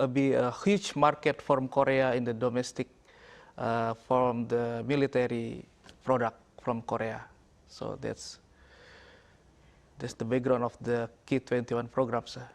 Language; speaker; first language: English; non-native, learner; Indonesian